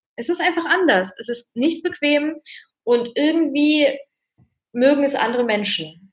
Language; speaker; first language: German; early bilingual, other home language; Russian